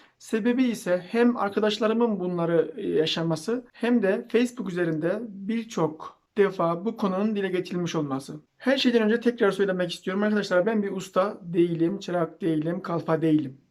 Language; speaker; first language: Turkish; native; Turkish